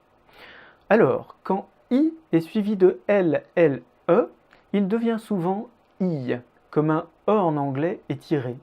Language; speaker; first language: French; native; French